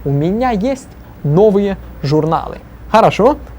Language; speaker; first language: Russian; non-native, fluent; English